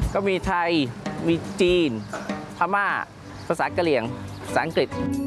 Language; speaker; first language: Thai; early bilingual, other home language; Chinese